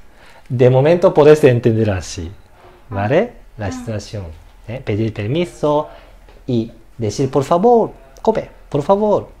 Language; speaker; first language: Spanish; non-native, learner; Japanese